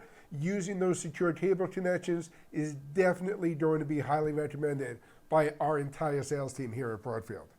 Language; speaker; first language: English; native; English